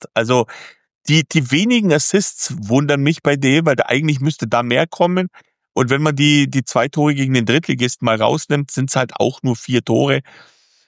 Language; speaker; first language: German; native; German